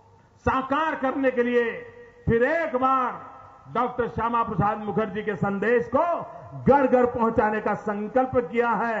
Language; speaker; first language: Hindi; non-native, local second language; Gujarati